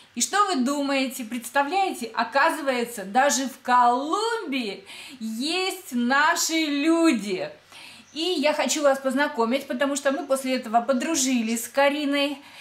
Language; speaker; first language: Russian; native; Russian